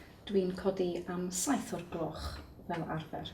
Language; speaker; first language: Welsh; native; Welsh